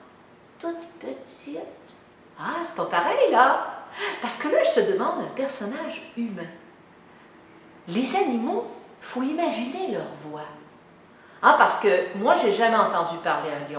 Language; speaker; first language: French; native; French